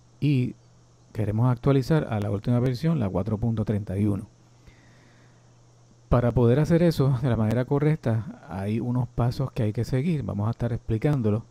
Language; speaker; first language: Spanish; native; Spanish